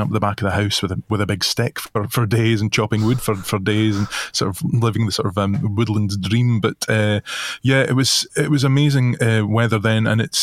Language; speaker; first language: English; native; English